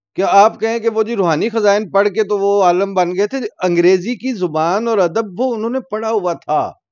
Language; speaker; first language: Urdu; non-native, local second language; Punjabi